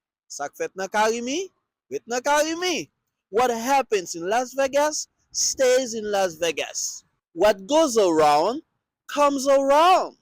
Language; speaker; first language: Haitian Creole; native; Haitian Creole